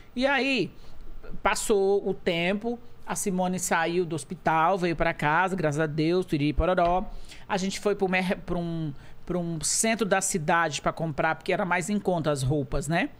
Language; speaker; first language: Portuguese; native; Portuguese